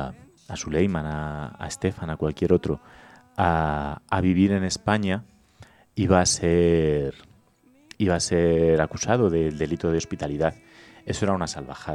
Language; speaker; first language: Spanish; native; Spanish